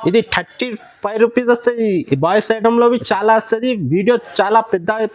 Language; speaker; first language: Telugu; non-native, local second language; Urdu